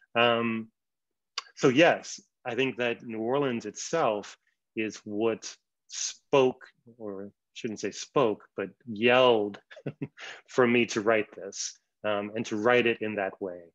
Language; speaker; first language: English; native; English